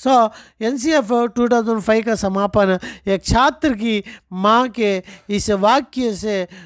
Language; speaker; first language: Hindi; non-native, local second language; Telugu